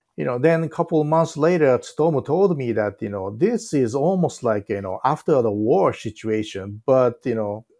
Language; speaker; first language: English; non-native, fluent; Japanese